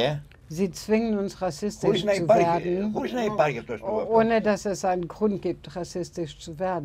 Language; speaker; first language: German; non-native, fluent; Greek